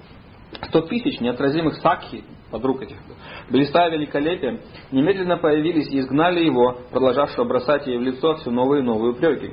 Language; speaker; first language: Russian; native; Russian